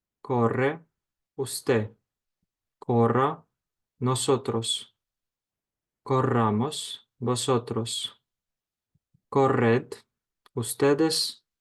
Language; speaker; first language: Spanish; non-native, fluent; Ukrainian